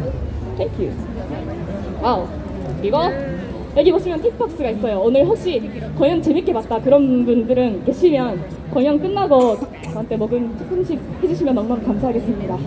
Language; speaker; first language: Korean; non-native, fluent; Japanese